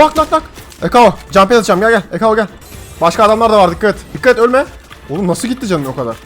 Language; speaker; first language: Turkish; native; Turkish